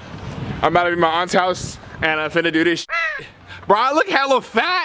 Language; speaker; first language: English; native; English